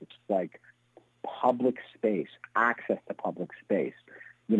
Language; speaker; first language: English; native; English